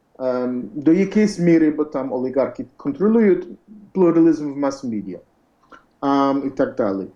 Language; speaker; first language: Ukrainian; early bilingual, heritage; Ukrainian